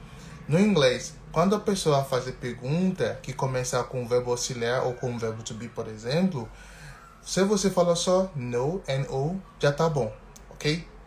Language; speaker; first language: Portuguese; non-native, fluent; English